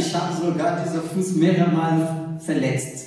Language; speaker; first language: German; non-native, learner; Portuguese